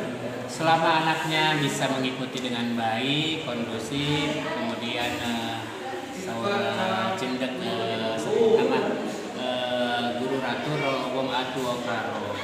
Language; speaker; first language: Indonesian; non-native, local second language; Sundanese